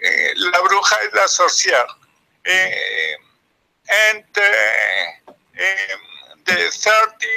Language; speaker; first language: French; non-native, fluent; Spanish